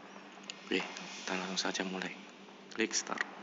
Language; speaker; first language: Indonesian; native; Indonesian